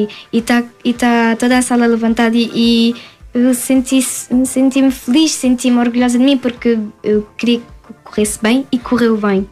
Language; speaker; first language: Portuguese; early bilingual, heritage; French